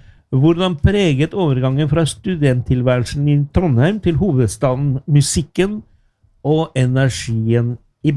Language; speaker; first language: Norwegian; non-native, fluent; Spanish